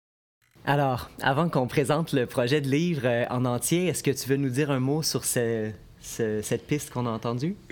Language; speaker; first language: French; native; French